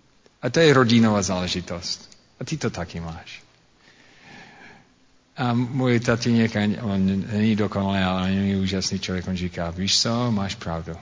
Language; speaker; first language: Czech; non-native, fluent; English